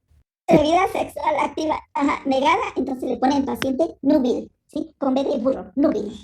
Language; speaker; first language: Spanish; native; Spanish